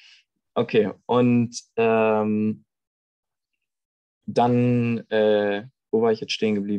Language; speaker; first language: German; native; German